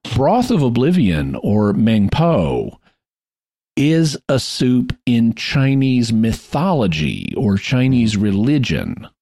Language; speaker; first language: English; native; English